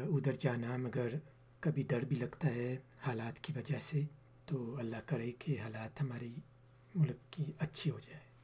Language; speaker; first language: Urdu; early bilingual, heritage; Urdu